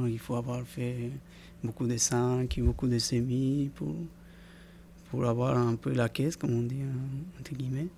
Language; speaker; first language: French; non-native, fluent; Spanish